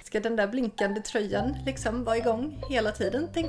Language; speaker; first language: Swedish; native; Swedish